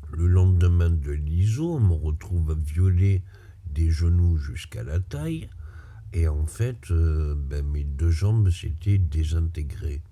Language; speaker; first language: French; native; French